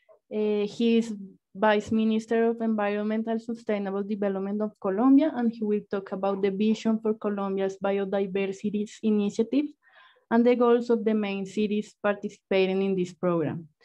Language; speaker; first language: English; non-native, fluent; Spanish